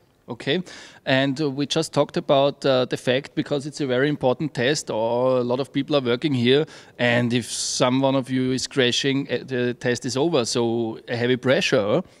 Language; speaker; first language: English; non-native, fluent; German